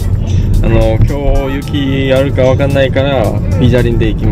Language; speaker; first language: Japanese; non-native, fluent; Korean